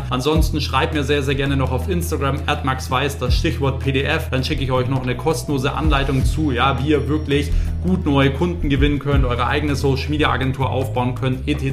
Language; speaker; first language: German; native; German